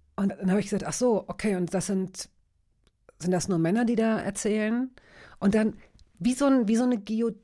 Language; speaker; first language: German; native; German